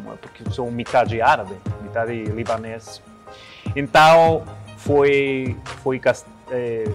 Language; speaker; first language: Portuguese; non-native, learner; Spanish